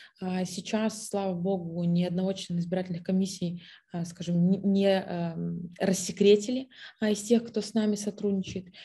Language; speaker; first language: Russian; native; Russian